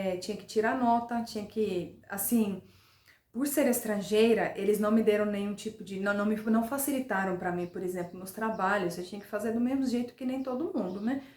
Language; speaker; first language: Portuguese; non-native, fluent; Finnish